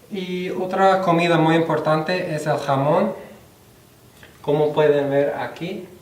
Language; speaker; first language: Spanish; non-native, fluent; English